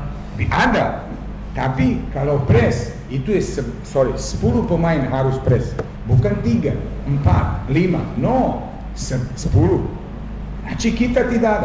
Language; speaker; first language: Indonesian; non-native, fluent; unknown